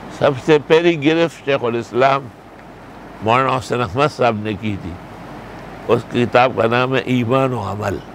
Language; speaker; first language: Urdu; non-native, local second language; Pashto